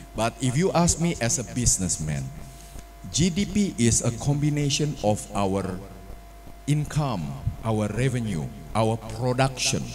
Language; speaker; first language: English; non-native, fluent; Indonesian